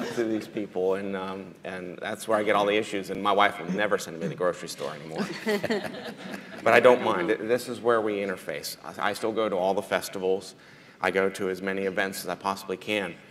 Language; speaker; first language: English; native; English